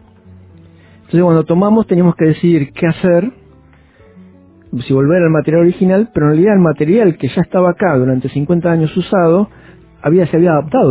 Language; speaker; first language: Spanish; native; Spanish